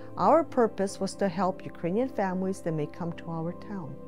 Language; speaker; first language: English; early bilingual, other home language; Ukrainian